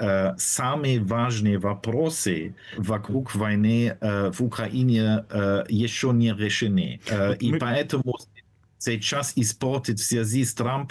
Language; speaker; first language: Russian; non-native, fluent; German